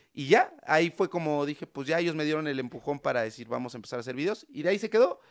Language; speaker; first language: Spanish; native; Spanish